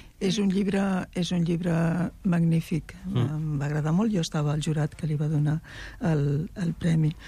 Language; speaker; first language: Catalan; native; Catalan